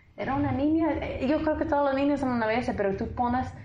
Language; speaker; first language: Spanish; non-native, fluent; English